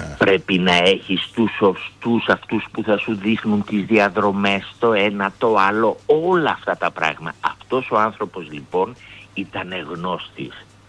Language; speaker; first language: Greek; native; Greek